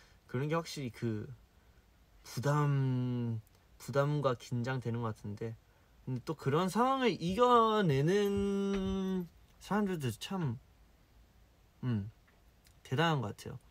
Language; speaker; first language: Korean; early bilingual, heritage; Korean